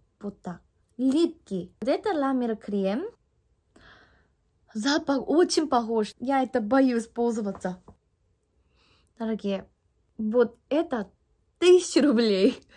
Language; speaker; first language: Russian; non-native, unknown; Korean